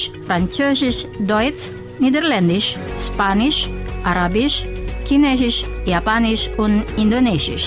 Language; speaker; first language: German; non-native, fluent; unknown